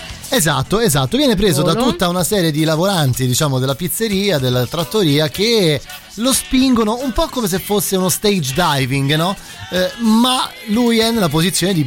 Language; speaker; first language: Italian; native; Italian